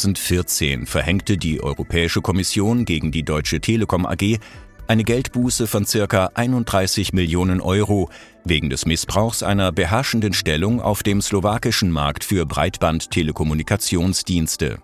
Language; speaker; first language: German; native; German